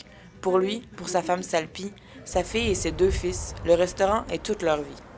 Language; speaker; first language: French; native; French